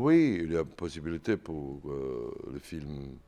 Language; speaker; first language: French; non-native, learner; Serbian